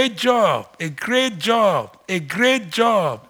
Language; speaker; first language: English; non-native, local second language; Ibibio